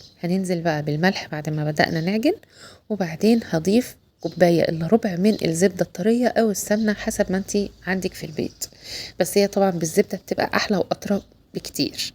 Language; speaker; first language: Arabic; native; Arabic